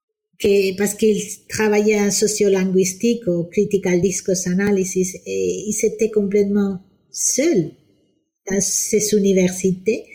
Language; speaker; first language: French; non-native, fluent; Spanish